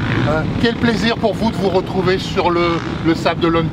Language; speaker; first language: French; native; French